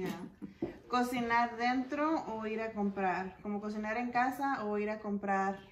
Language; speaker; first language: Spanish; early bilingual, heritage; Spanish